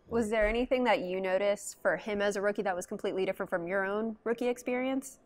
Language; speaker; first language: English; native; English